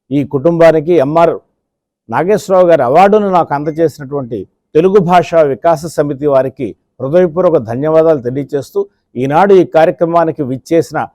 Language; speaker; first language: Telugu; native; Telugu